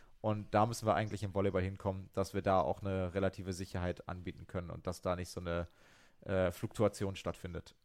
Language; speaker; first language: German; native; German